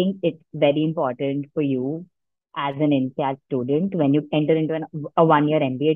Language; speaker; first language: English; non-native, local second language; Hindi